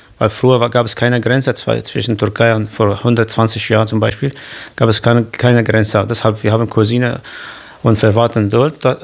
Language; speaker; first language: German; non-native, learner; Kurdish